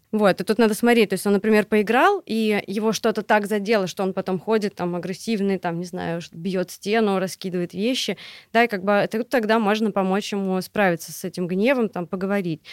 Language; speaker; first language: Russian; native; Russian